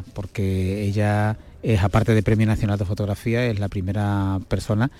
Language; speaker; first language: Spanish; native; Spanish